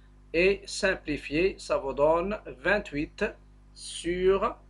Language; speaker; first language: French; non-native, local second language; Arabic